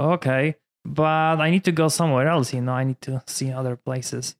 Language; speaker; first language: English; non-native, fluent; Polish